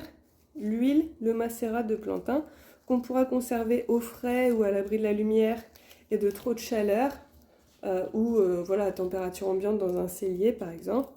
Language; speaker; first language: French; native; French